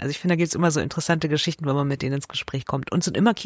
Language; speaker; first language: German; native; German